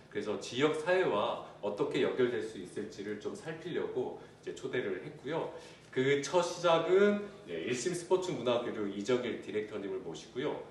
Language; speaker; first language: Korean; native; Korean